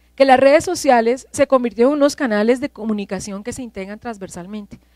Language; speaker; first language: Spanish; native; Spanish